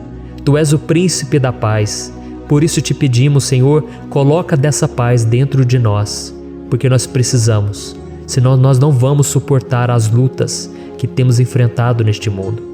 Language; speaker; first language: Portuguese; native; Portuguese